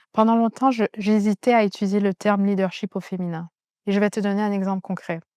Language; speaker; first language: French; native; French